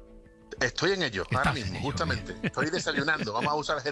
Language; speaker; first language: Spanish; native; Spanish